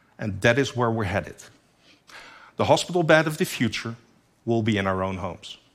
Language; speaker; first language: English; non-native, fluent; Dutch